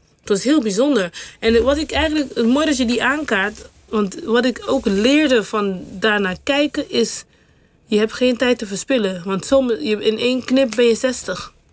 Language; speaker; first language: Dutch; non-native, local second language; English